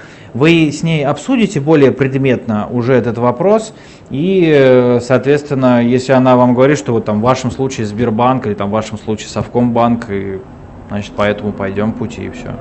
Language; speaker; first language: Russian; native; Russian